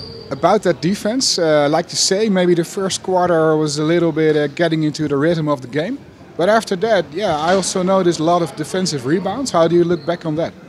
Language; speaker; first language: English; non-native, fluent; Dutch